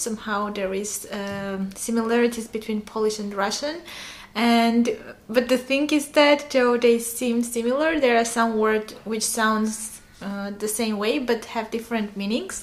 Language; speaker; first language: English; non-native, fluent; Armenian